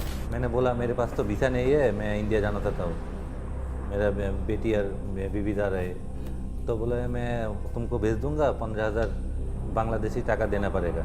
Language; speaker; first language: Hindi; non-native, learner; Bangla